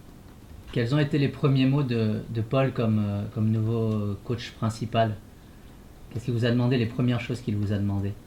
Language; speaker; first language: French; native; French